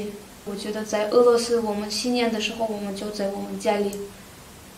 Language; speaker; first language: Chinese; non-native, fluent; Russian